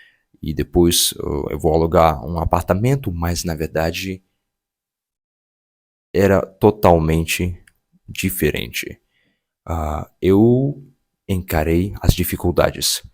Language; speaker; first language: Portuguese; non-native, fluent; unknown